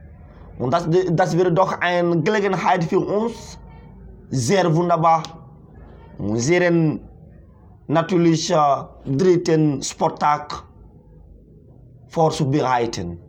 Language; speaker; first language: German; non-native, fluent; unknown